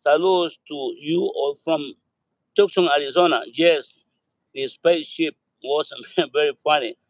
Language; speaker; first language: English; non-native, learner; Spanish